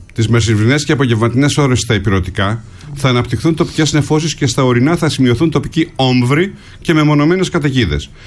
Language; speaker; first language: Greek; native; Greek